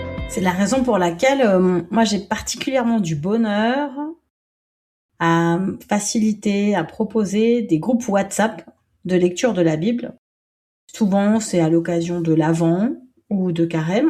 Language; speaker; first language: French; native; French